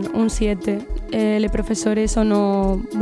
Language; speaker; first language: Italian; non-native, learner; Spanish